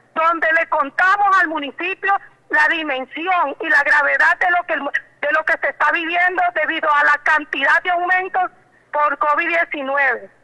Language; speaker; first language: Spanish; native; Spanish